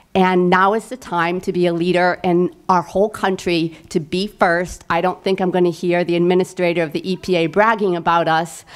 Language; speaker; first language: English; native; English